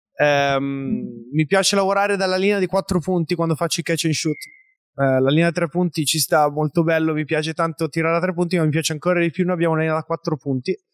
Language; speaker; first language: Italian; native; Italian